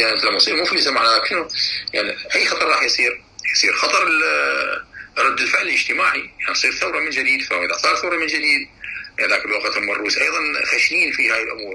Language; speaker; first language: Arabic; native; Arabic